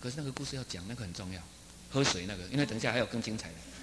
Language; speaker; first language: Chinese; native; Chinese